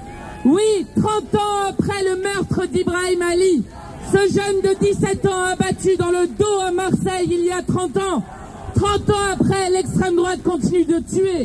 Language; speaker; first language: French; native; French